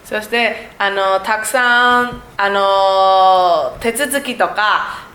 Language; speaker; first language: Japanese; non-native, learner; Chinese